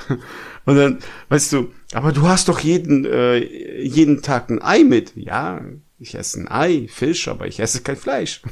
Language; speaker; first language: German; non-native, fluent; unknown